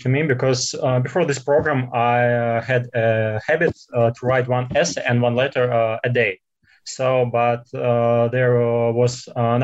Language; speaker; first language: English; non-native, fluent; Russian